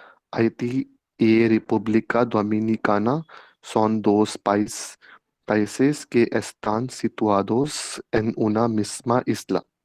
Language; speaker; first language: Spanish; non-native, learner; Hindi